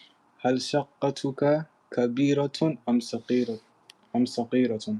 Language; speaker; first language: Arabic; non-native, learner; English